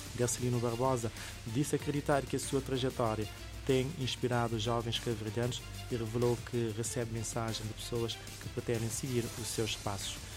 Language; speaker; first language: Portuguese; non-native, local second language; Kabuverdianu